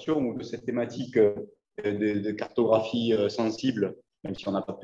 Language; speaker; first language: French; native; French